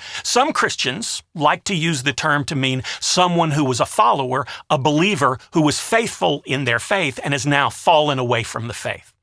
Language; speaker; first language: English; native; English